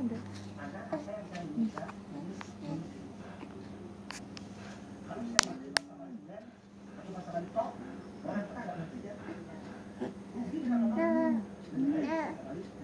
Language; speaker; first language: Indonesian; non-native, local second language; Balinese